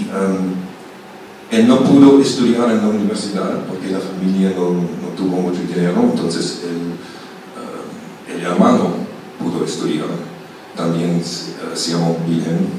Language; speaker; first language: Spanish; non-native, fluent; German